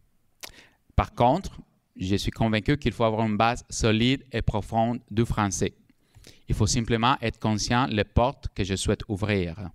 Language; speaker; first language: French; non-native, fluent; Spanish